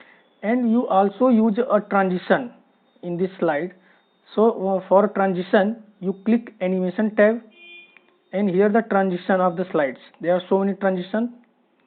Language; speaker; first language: English; non-native, local second language; Hindi